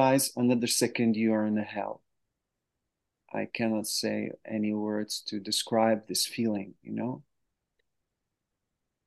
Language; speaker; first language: English; non-native, fluent; Arabic